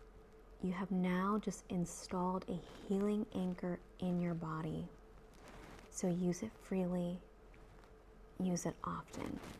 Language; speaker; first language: English; native; English